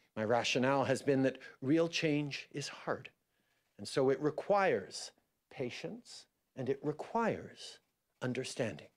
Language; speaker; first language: English; native; English